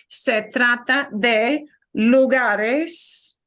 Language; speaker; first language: Spanish; non-native, fluent; English